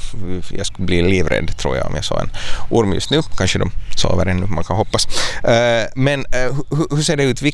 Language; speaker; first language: Swedish; native; Swedish